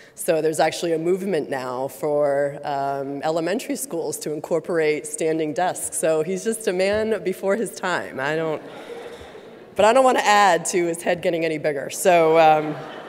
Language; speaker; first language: English; native; English